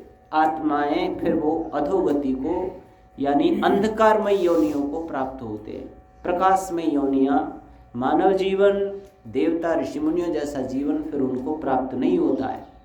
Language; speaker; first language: Hindi; native; Hindi